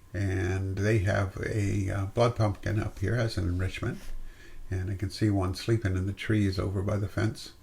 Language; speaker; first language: English; native; English